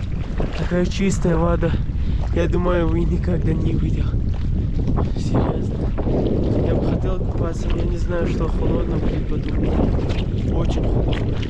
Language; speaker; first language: Russian; non-native, learner; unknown